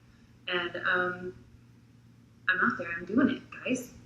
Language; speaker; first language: English; native; English